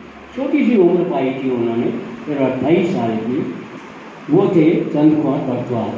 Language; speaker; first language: Hindi; native; Hindi